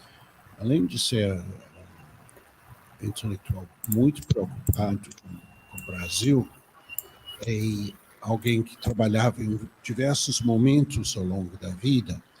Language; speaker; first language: Portuguese; non-native, fluent; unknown